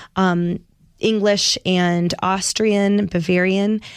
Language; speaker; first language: English; native; English